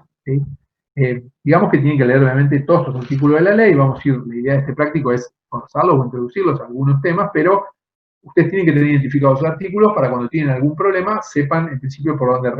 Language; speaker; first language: Spanish; native; Spanish